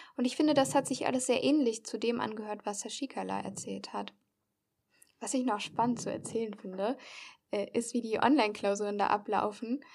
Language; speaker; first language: German; native; German